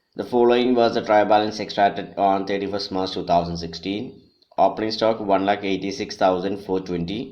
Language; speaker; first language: English; non-native, local second language; Malayalam